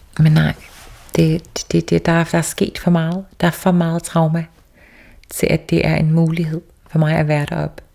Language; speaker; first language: Danish; early bilingual, other home language; Faroese